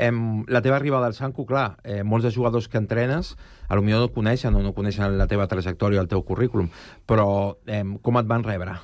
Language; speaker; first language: Catalan; native; Catalan